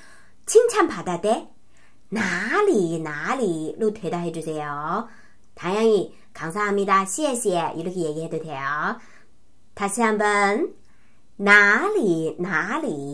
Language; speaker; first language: Korean; non-native, fluent; Chinese